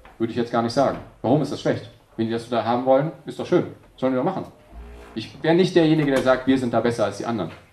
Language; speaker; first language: German; native; German